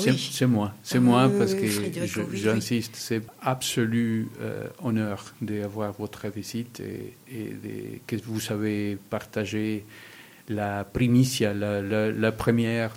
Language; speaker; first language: French; non-native, learner; Spanish